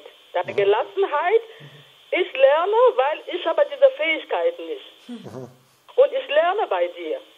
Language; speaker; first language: German; non-native, fluent; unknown